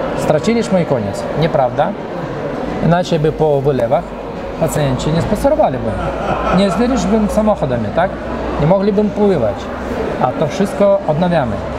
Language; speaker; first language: Polish; early bilingual, heritage; Russian